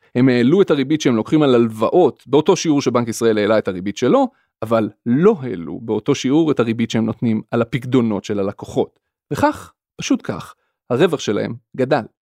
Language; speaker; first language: Hebrew; native; Hebrew